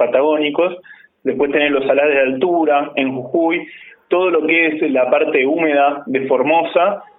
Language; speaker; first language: Spanish; native; Spanish